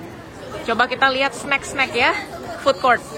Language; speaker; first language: Indonesian; native; Indonesian